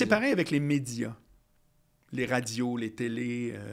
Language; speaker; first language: French; native; French